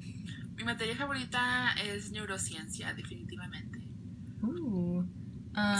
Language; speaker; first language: Spanish; early bilingual, other home language; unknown